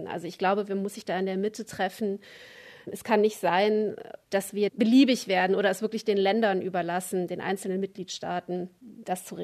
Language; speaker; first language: German; native; German